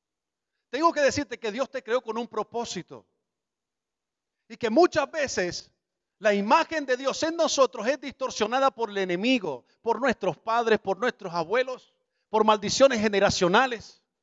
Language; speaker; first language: Spanish; native; Spanish